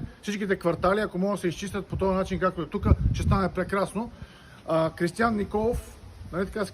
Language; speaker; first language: Bulgarian; native; Bulgarian